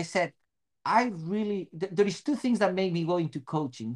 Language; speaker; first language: English; non-native, fluent; Spanish